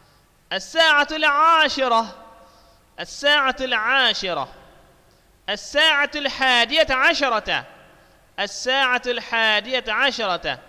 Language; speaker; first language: Arabic; non-native, fluent; Indonesian